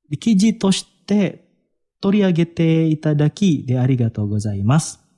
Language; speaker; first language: Japanese; non-native, fluent; Indonesian